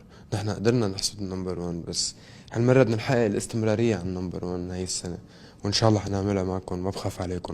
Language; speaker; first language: Arabic; native; Arabic